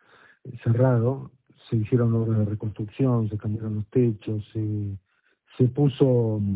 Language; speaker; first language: Spanish; native; Spanish